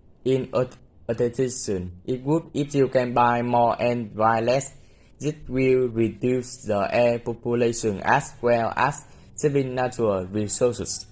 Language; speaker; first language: English; non-native, learner; Vietnamese